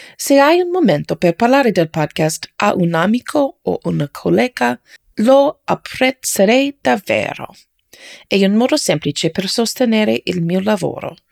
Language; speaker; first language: Italian; non-native, learner; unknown